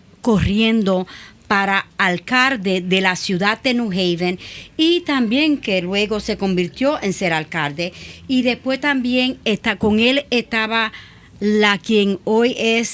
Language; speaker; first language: Spanish; early bilingual, other home language; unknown